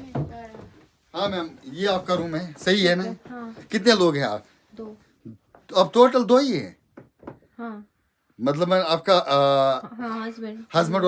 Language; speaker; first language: Hindi; non-native, local second language; Kashmiri